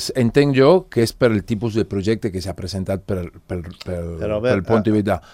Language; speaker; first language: Catalan; non-native, fluent; Spanish